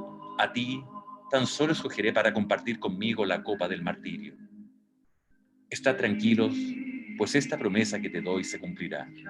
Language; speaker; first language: Spanish; native; Spanish